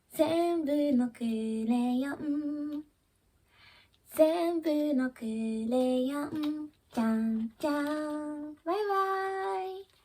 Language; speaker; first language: Japanese; early bilingual, heritage; Japanese